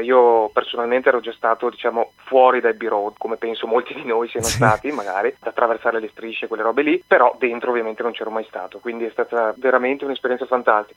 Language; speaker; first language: Italian; native; Italian